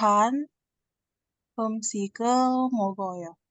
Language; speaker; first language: Korean; non-native, learner; Indonesian